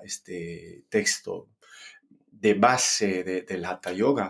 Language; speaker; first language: Spanish; non-native, fluent; English